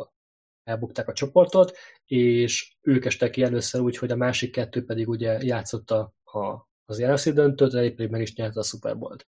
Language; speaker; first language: Hungarian; native; Hungarian